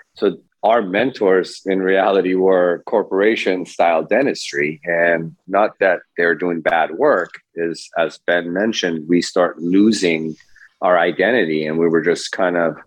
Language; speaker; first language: English; early bilingual, other home language; Persian